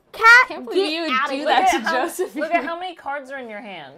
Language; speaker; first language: English; native; English